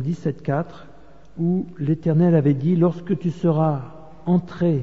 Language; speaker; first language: French; native; French